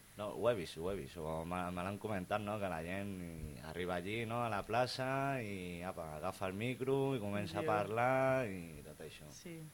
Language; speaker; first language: Catalan; non-native, local second language; Spanish